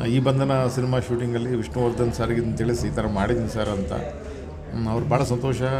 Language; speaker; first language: Kannada; native; Kannada